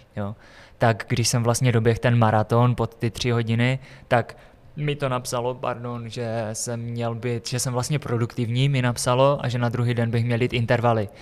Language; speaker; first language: Czech; native; Czech